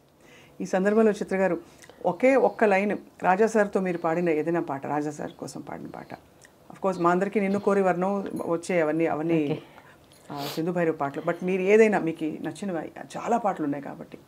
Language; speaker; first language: Telugu; native; Telugu